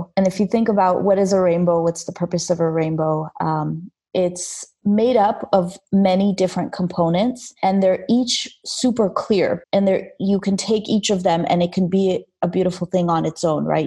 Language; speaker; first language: English; early bilingual, other home language; Armenian